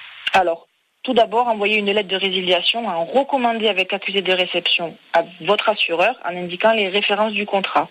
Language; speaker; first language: French; native; French